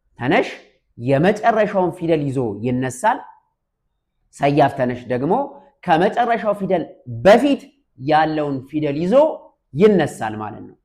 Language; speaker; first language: Amharic; native; Amharic